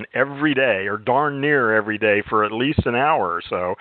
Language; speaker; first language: English; native; English